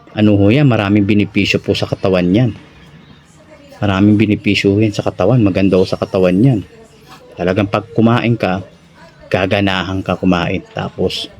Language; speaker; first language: Filipino; non-native, local second language; Maranao